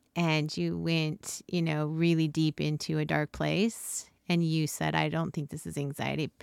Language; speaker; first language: English; native; English